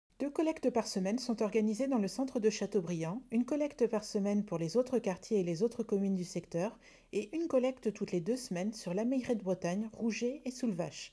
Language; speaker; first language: French; native; French